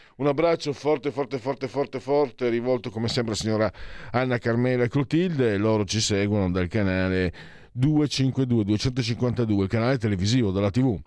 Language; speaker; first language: Italian; native; Italian